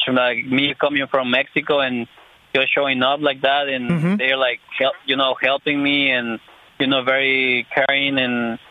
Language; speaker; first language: English; non-native, fluent; Spanish